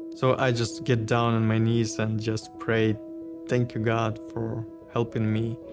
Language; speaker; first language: English; non-native, learner; Ukrainian